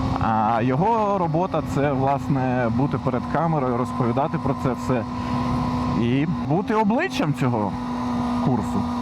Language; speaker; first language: Ukrainian; non-native, local second language; Russian